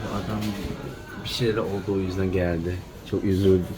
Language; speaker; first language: Turkish; non-native, learner; Chinese